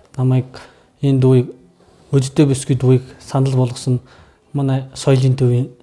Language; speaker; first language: Mongolian; non-native, local second language; Kazakh